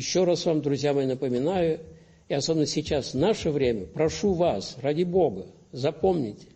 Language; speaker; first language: Russian; native; Russian